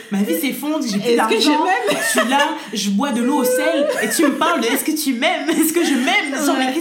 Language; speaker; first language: French; native; French